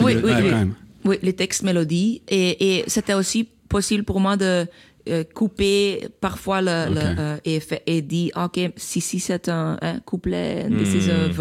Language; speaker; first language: French; non-native, local second language; Dutch